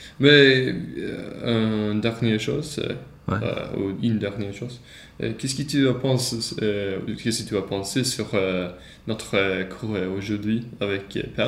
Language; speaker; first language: French; non-native, learner; Swedish